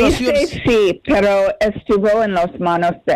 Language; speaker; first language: Spanish; non-native, fluent; English